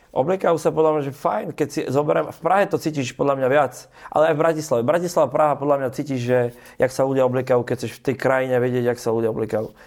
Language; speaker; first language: Slovak; native; Slovak